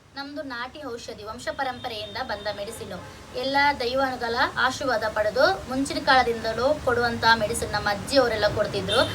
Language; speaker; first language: Kannada; non-native, local second language; Tulu